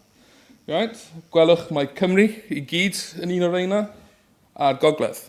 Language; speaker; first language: Welsh; native; Welsh